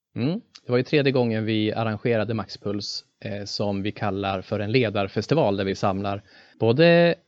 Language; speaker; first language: Swedish; native; Swedish